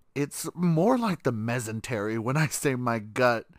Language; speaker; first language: English; native; English